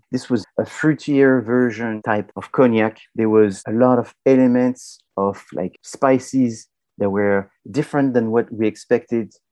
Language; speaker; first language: English; non-native, fluent; French